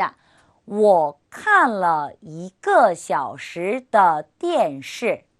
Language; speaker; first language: Chinese; non-native, fluent; Korean